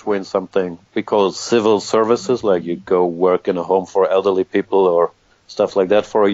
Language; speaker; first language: English; non-native, fluent; German